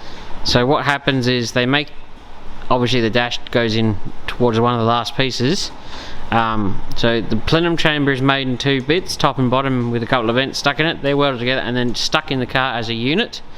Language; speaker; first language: English; native; English